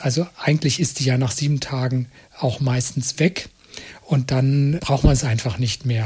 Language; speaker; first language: German; native; German